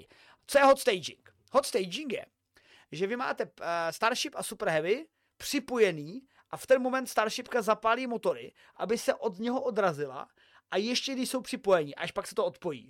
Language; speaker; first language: Czech; native; Czech